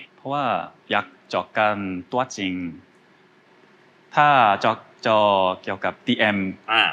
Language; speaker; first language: Thai; non-native, learner; Korean